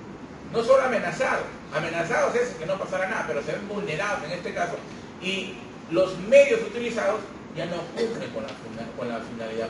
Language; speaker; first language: Spanish; native; Spanish